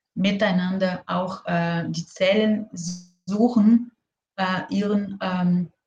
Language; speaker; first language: German; non-native, fluent; Portuguese